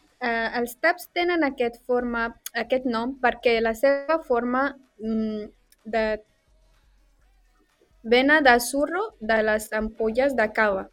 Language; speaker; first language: Catalan; non-native, learner; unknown